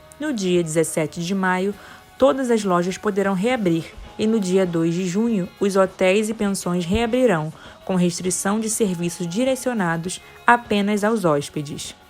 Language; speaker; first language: Portuguese; native; Portuguese